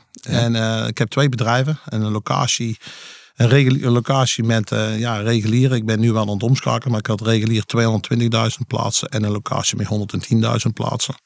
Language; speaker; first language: Dutch; native; Dutch